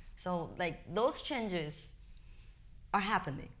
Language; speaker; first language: English; non-native, fluent; Chinese